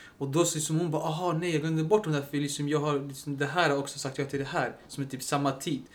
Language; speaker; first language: Swedish; early bilingual, other home language; Spanish